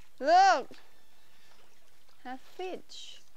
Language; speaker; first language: English; non-native, learner; Thai